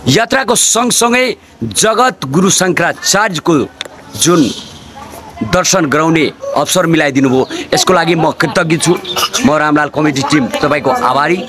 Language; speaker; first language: Nepali; non-native, local second language; Maithili